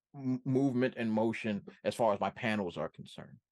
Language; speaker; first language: English; native; English